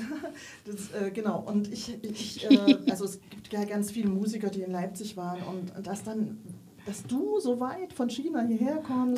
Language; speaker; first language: German; native; German